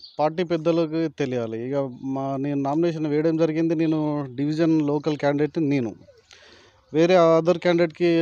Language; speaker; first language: Telugu; native; Telugu